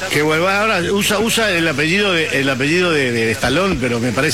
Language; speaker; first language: Spanish; native; Spanish